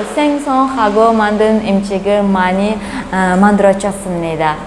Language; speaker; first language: Korean; non-native, fluent; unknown